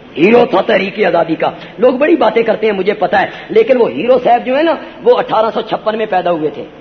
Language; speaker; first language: Urdu; non-native, local second language; Punjabi